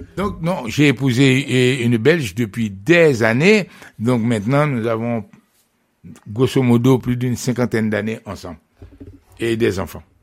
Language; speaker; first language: French; non-native, local second language; Haitian Creole